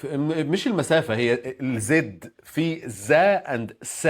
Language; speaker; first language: Arabic; native; Arabic